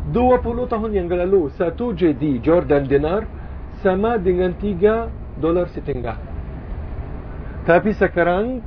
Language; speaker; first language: Indonesian; non-native, fluent; Arabic